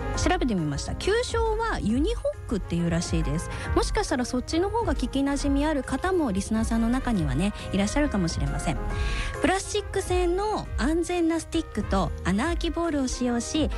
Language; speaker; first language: Japanese; native; Japanese